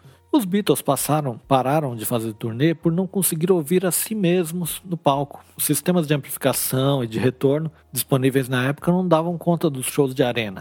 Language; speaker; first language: Portuguese; native; Portuguese